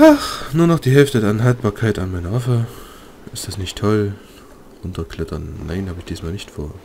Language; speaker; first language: German; native; German